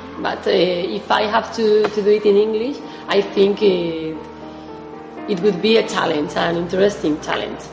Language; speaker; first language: English; non-native, fluent; Spanish